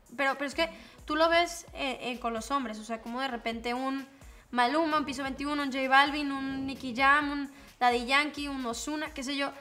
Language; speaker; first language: Spanish; native; Spanish